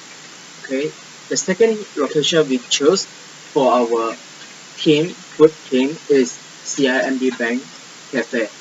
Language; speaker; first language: English; non-native, local second language; Malay